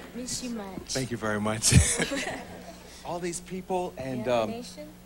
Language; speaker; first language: English; native; English